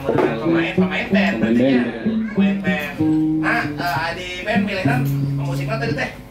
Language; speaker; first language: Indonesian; non-native, local second language; Sundanese